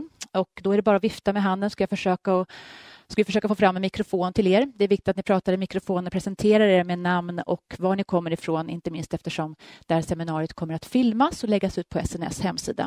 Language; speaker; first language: Swedish; native; Swedish